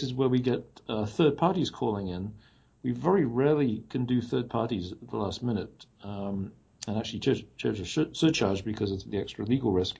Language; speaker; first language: English; native; English